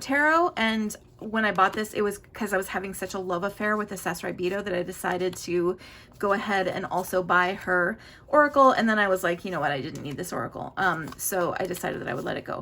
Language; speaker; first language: English; native; English